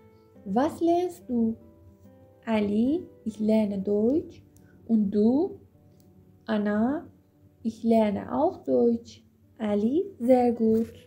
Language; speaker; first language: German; non-native, fluent; Persian